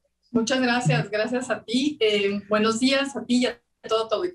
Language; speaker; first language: Spanish; native; Spanish